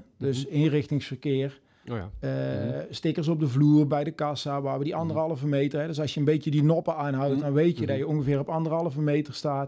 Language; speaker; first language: Dutch; native; Dutch